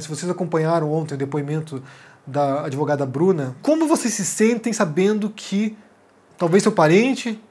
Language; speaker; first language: Portuguese; native; Portuguese